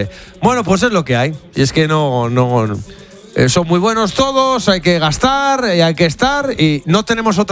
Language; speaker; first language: Spanish; native; Spanish